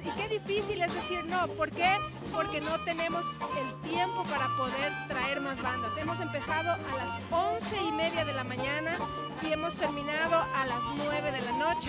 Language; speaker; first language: Spanish; native; Spanish